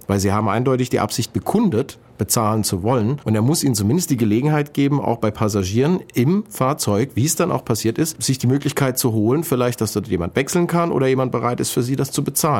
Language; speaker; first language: German; native; German